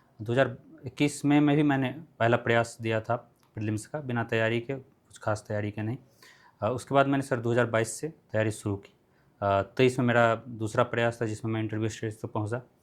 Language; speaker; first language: Hindi; non-native, local second language; Maithili